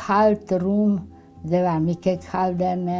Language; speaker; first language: Swedish; non-native, fluent; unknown